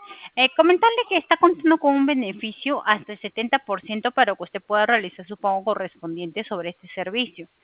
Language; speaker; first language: Spanish; native; Spanish